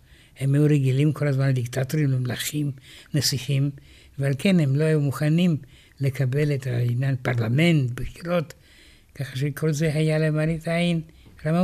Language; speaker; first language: Hebrew; non-native, fluent; Romanian